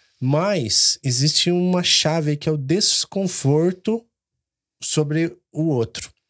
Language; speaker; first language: Portuguese; native; Portuguese